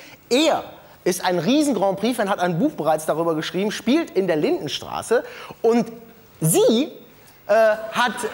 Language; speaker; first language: German; native; German